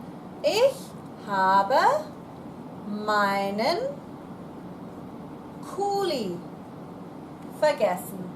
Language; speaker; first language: German; non-native, fluent; English